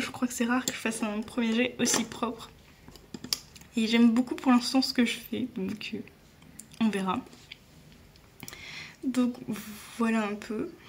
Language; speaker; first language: French; native; French